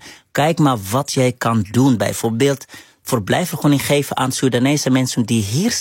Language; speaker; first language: Dutch; non-native, fluent; Arabic